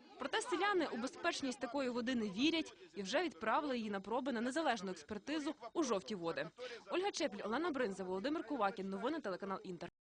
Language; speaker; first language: Ukrainian; native; Ukrainian